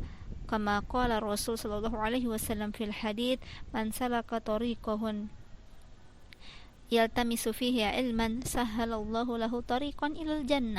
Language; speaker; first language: Arabic; non-native, fluent; Indonesian